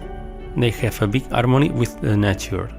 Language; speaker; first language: English; non-native, fluent; Catalan